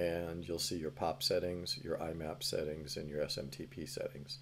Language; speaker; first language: English; native; English